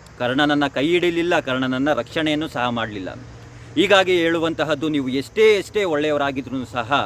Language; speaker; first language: Kannada; native; Kannada